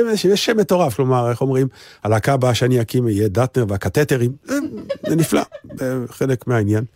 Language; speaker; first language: Hebrew; native; Hebrew